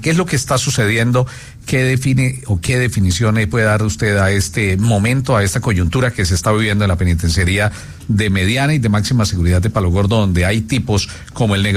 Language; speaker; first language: Spanish; native; Spanish